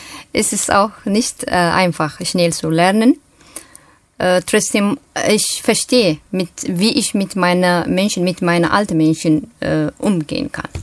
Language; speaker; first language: German; non-native, learner; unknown